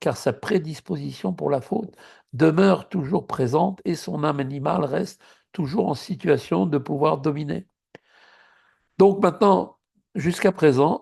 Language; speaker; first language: French; native; French